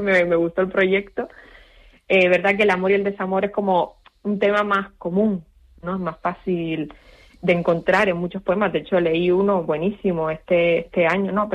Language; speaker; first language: Spanish; native; Spanish